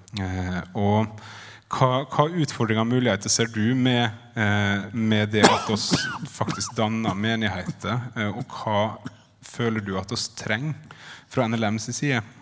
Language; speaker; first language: Norwegian; native; Norwegian